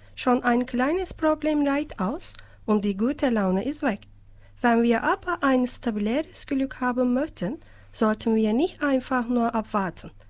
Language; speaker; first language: German; non-native, fluent; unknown